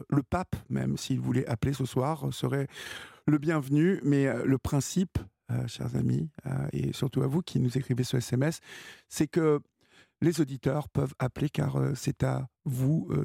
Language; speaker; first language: French; native; French